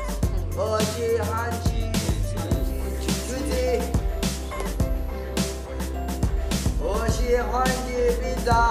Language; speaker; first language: Chinese; non-native, learner; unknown